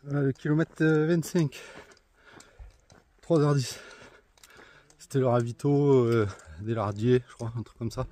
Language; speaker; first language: French; native; French